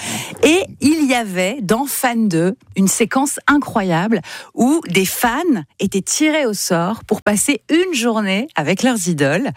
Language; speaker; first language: French; native; French